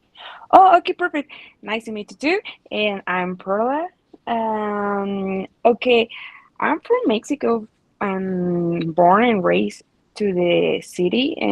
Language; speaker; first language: English; non-native, learner; Spanish